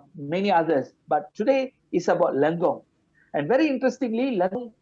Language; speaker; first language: English; non-native, local second language; Malay